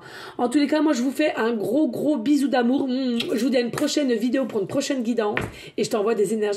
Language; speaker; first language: French; native; French